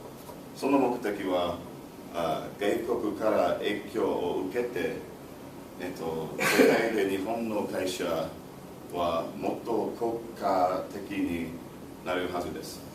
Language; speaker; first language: Japanese; non-native, learner; English